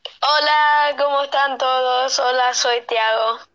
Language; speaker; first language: Spanish; early bilingual, heritage; Spanish